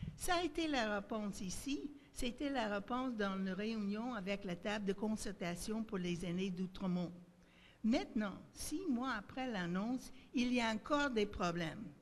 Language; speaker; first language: French; native; French